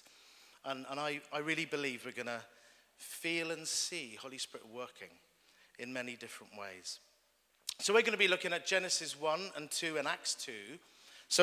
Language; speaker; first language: English; native; English